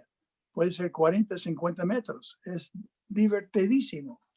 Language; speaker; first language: Spanish; non-native, fluent; English